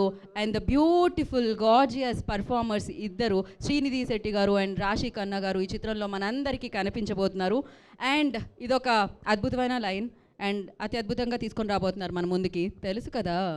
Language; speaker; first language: Telugu; native; Telugu